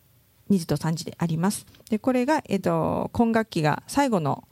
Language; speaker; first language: Japanese; native; Japanese